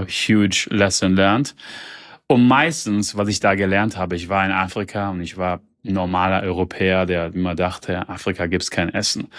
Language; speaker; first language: German; early bilingual, heritage; German